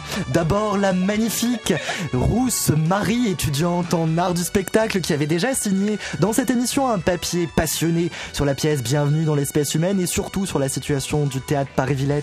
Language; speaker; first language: French; native; French